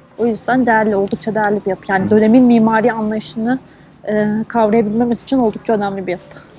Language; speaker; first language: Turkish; native; Turkish